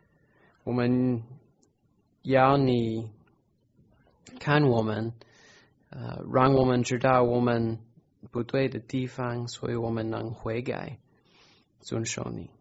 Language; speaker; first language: Chinese; non-native, fluent; English